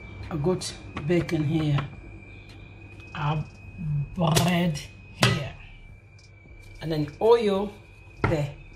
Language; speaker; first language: English; non-native, learner; Lingala